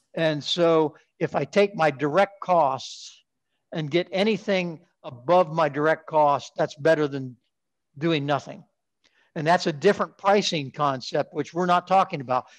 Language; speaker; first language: English; native; English